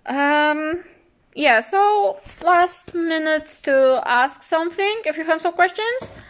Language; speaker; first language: English; non-native, fluent; Polish